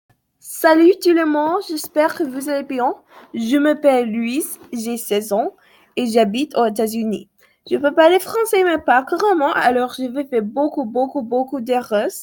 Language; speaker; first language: French; non-native, learner; English